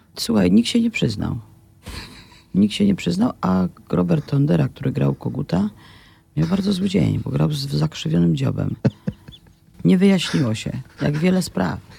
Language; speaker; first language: Polish; native; Polish